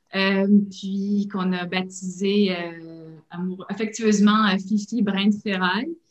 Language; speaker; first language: French; native; French